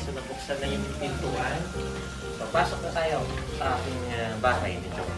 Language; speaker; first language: Filipino; native; Filipino